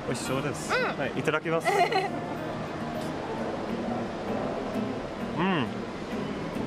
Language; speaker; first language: Japanese; non-native, fluent; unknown